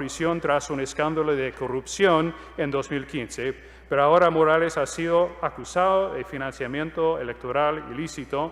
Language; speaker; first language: Spanish; non-native, fluent; English